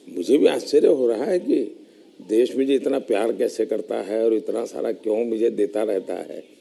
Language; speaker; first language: Hindi; non-native, local second language; Gujarati